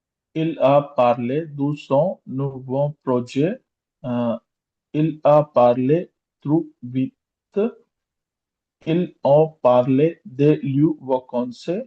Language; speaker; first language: French; non-native, learner; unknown